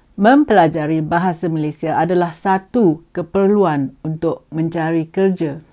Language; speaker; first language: Malay; native; Malay